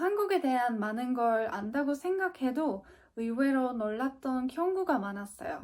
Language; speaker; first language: Korean; non-native, fluent; Turkish